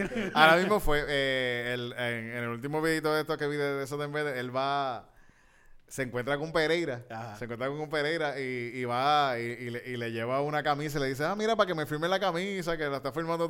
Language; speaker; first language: Spanish; native; Spanish